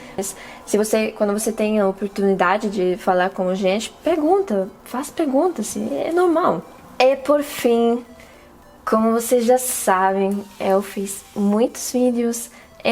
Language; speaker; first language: Portuguese; non-native, fluent; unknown